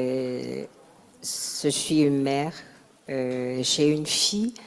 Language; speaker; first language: French; non-native, learner; Chinese